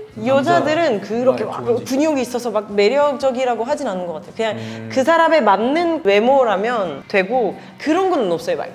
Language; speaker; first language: Korean; non-native, fluent; French